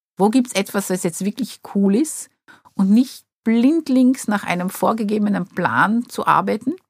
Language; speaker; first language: German; non-native, fluent; Portuguese